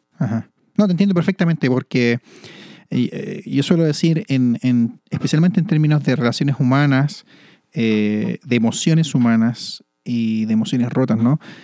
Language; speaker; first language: Spanish; native; Spanish